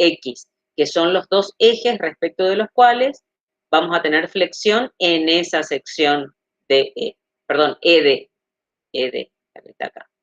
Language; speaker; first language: Spanish; native; Spanish